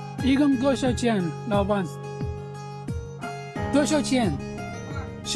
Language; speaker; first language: Chinese; non-native, learner; Hindi